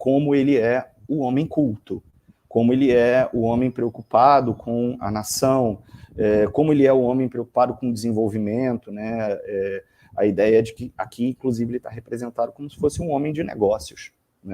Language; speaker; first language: Portuguese; native; Portuguese